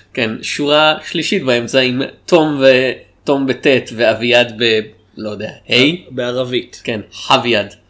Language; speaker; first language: Hebrew; native; Hebrew